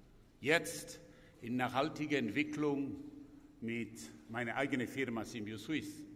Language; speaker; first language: German; non-native, local second language; French